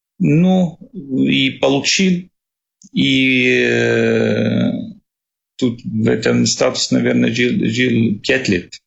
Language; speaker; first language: Russian; non-native, learner; Arabic